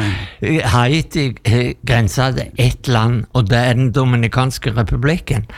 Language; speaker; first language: Norwegian; non-native, learner; Spanish